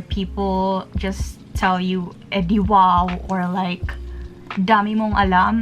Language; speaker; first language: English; non-native, local second language; Filipino